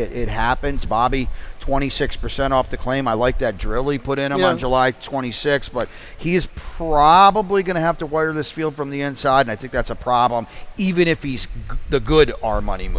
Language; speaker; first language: English; native; English